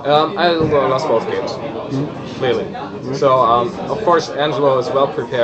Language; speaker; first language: English; non-native, fluent; German